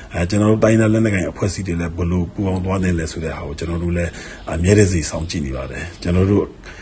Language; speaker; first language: Burmese; non-native, local second language; Shwe Palaung